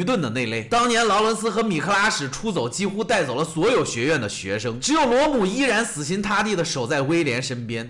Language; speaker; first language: Chinese; native; Chinese